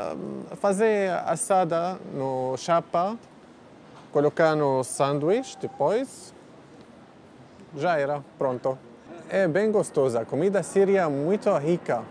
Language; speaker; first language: Portuguese; non-native, learner; Arabic